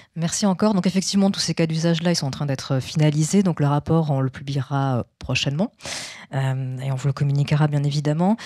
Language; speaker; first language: French; native; French